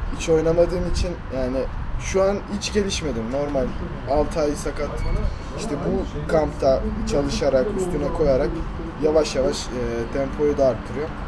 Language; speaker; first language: Turkish; early bilingual, heritage; Turkish